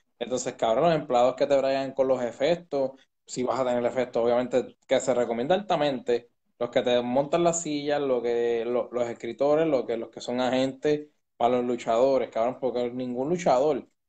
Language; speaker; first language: Spanish; native; Spanish